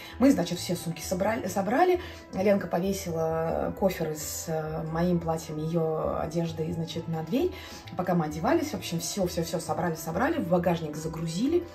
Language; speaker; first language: Russian; non-native, local second language; Latvian